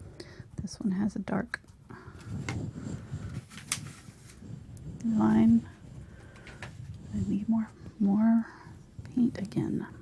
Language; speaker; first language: English; native; English